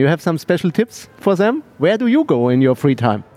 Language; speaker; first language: English; non-native, learner; German